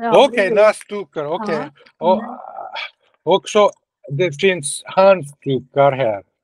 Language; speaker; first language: Swedish; non-native, learner; Russian